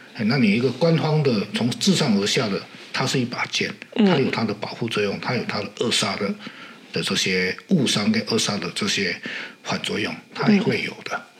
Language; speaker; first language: Chinese; non-native, local second language; Min Nan Chinese